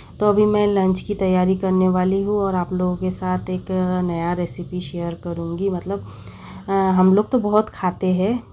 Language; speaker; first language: Hindi; non-native, local second language; Bangla